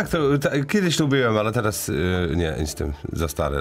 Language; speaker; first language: Polish; non-native, learner; English